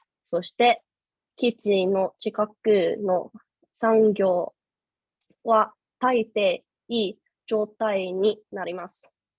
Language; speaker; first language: Japanese; non-native, learner; English